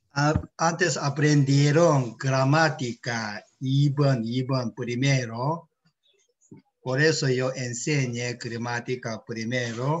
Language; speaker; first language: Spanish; non-native, learner; Korean